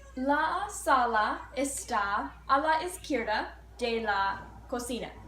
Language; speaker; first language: Spanish; non-native, learner; English